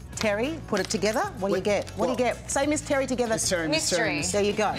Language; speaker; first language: English; native; English